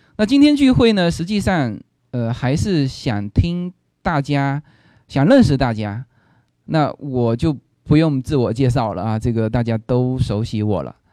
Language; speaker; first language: Chinese; native; Chinese